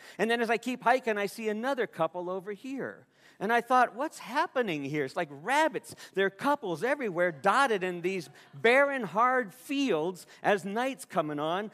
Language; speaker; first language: English; native; English